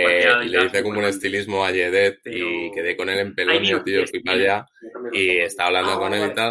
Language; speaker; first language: Spanish; native; Spanish